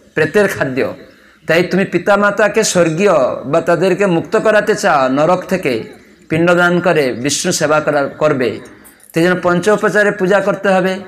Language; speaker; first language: Bangla; non-native, fluent; Odia